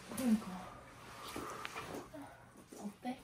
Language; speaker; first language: Korean; non-native, fluent; Turkish